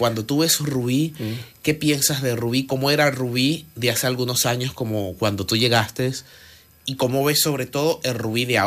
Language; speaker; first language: Spanish; native; Spanish